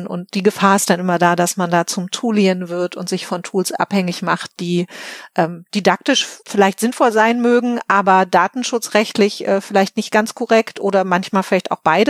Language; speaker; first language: German; native; German